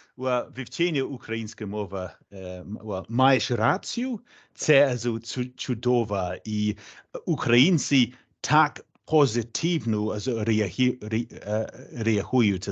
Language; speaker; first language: Ukrainian; non-native, fluent; English